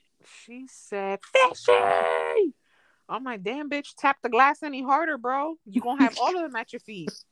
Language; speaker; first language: English; early bilingual, other home language; Spanish